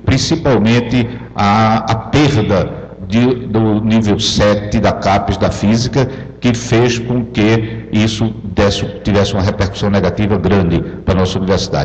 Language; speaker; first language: Portuguese; native; Portuguese